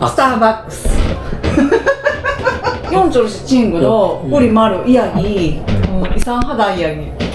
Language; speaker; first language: Korean; non-native, learner; Japanese